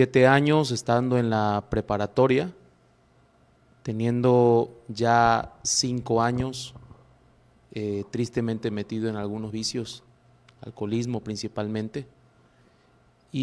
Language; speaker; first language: Spanish; native; Spanish